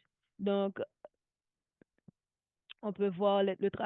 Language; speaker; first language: French; non-native, local second language; Haitian Creole